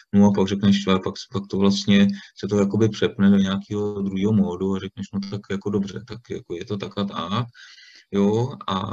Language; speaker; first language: Czech; native; Czech